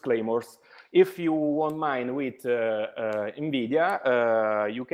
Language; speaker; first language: English; non-native, learner; Italian